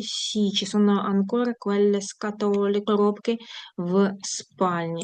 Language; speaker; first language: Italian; non-native, fluent; Ukrainian